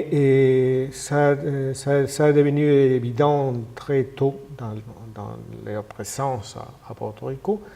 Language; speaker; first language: French; non-native, fluent; Spanish